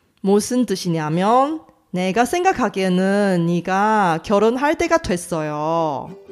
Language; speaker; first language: Korean; non-native, fluent; Chinese